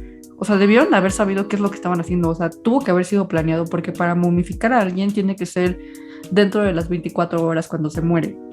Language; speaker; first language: Spanish; native; Spanish